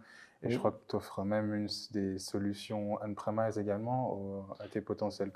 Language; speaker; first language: French; native; French